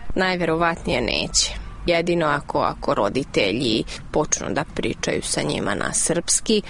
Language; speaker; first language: Serbian; non-native, local second language; Hungarian